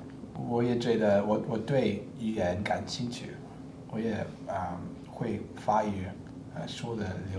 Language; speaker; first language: Chinese; non-native, learner; English